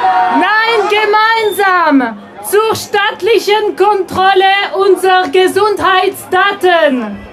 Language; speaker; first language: German; non-native, local second language; French